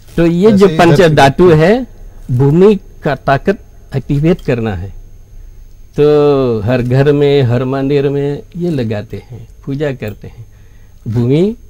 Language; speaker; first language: Hindi; non-native, fluent; Indonesian